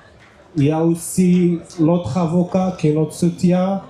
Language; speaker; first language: French; non-native, learner; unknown